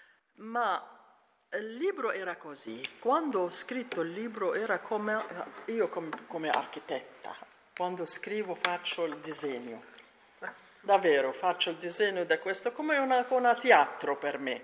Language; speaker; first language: Italian; non-native, learner; Arabic